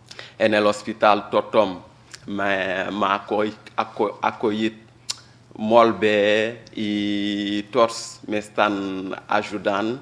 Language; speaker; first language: Catalan; non-native, learner; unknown